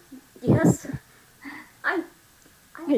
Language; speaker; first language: English; non-native, learner; Vietnamese